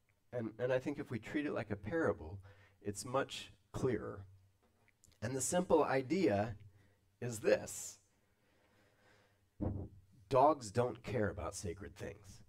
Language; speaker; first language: English; native; English